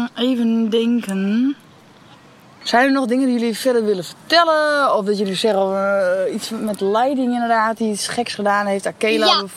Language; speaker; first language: Dutch; native; Dutch